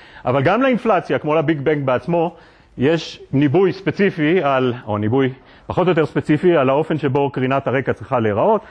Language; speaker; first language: Hebrew; native; Hebrew